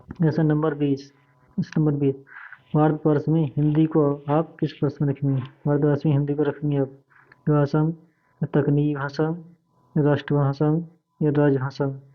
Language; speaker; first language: Hindi; native; Hindi